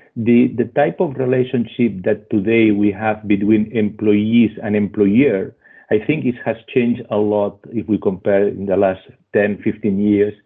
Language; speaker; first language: English; non-native, fluent; Spanish